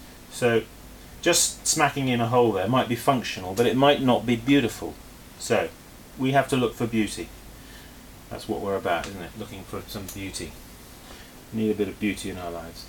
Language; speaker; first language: English; native; English